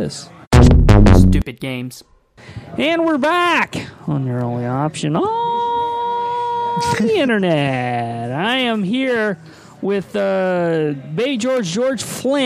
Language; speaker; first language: English; native; English